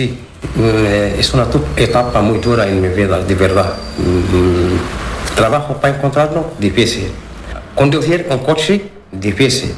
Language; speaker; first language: Spanish; non-native, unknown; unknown